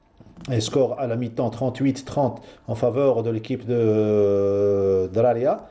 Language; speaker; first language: French; non-native, local second language; Arabic